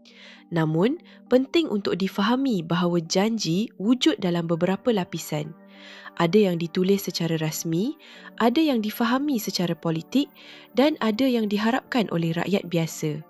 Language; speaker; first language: Malay; native; Malay